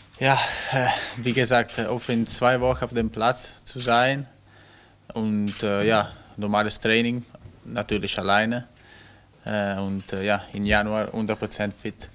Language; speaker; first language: German; non-native, learner; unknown